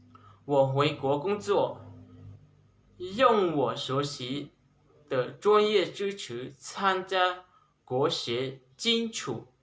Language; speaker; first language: Chinese; non-native, learner; Lao